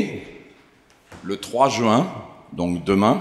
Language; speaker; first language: French; native; French